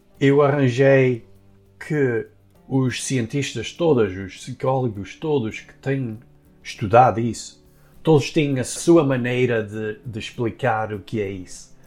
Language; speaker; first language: Portuguese; early bilingual, heritage; Portuguese